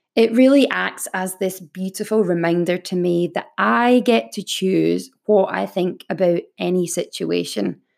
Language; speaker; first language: English; native; English